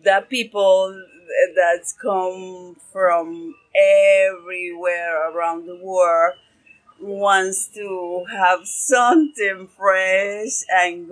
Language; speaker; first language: English; non-native, learner; Spanish